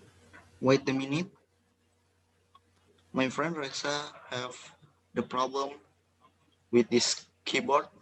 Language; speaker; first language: English; non-native, learner; Indonesian